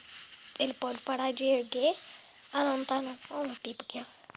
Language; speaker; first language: Portuguese; native; Portuguese